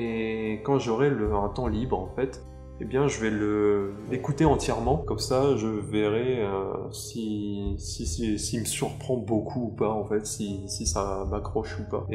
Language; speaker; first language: French; native; French